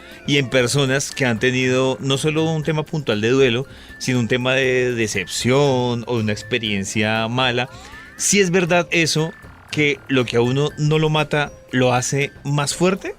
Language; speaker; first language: Spanish; native; Spanish